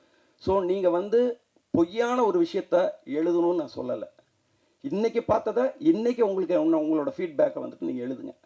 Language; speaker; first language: Tamil; native; Tamil